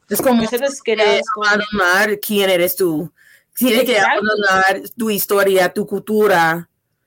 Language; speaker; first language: Spanish; non-native, fluent; English